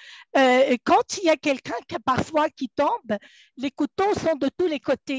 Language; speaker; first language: French; non-native, fluent; Arabic